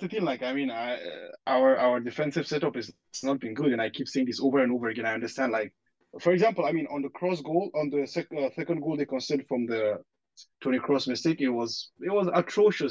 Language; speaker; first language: English; non-native, local second language; Hausa